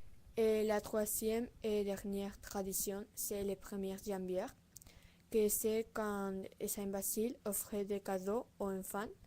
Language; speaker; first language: French; non-native, learner; Spanish